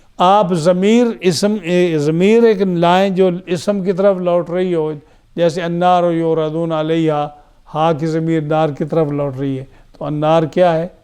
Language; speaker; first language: Urdu; non-native, local second language; Punjabi